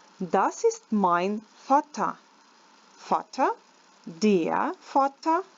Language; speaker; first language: German; non-native, learner; Ukrainian